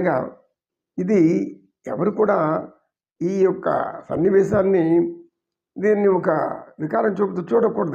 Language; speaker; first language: Telugu; native; Telugu